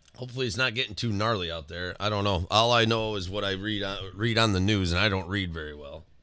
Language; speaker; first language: English; native; English